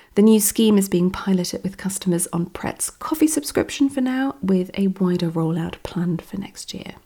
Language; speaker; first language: English; non-native, fluent; German